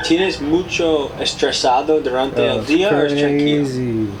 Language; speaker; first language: Spanish; non-native, learner; English